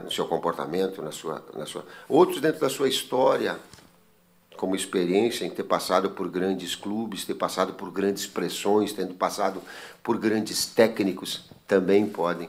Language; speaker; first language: Portuguese; native; Portuguese